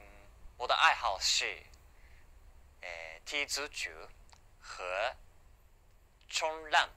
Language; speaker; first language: Chinese; non-native, learner; Japanese